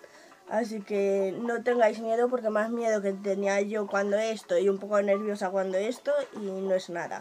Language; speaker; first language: Spanish; native; Spanish